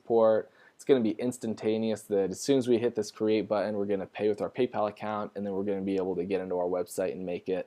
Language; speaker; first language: English; native; English